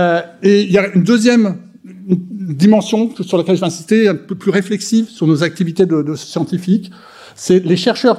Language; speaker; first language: French; native; French